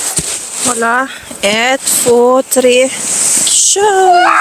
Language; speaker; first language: Swedish; non-native, learner; Filipino